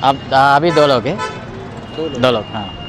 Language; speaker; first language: Hindi; non-native, learner; Sinhala